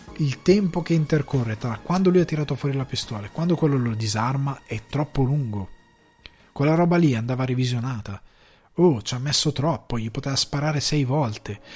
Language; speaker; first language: Italian; native; Italian